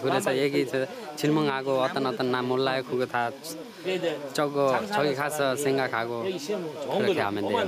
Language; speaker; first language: Korean; non-native, learner; Nepali